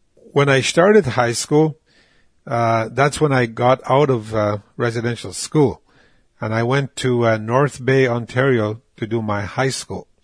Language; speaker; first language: English; non-native, fluent; Cree